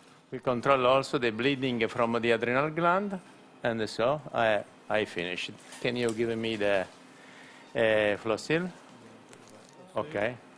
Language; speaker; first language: English; non-native, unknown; Italian